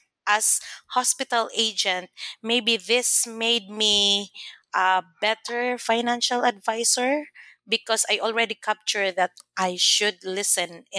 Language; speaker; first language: English; non-native, local second language; Cebuano